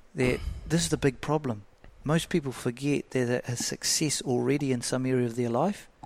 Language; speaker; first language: English; native; English